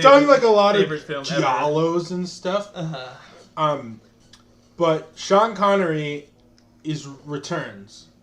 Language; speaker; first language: English; native; English